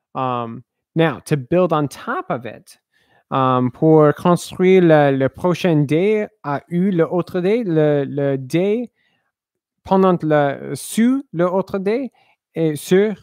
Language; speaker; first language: French; non-native, learner; English